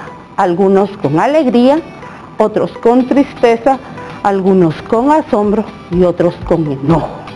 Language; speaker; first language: Spanish; native; Spanish